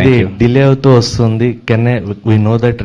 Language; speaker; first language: Telugu; native; Telugu